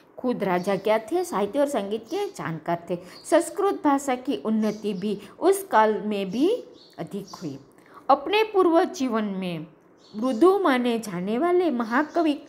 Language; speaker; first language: Hindi; non-native, local second language; Gujarati